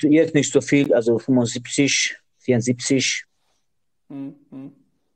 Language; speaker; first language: German; non-native, learner; Georgian